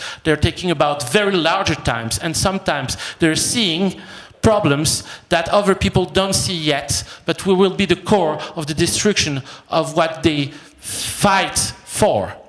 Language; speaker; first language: English; non-native, fluent; French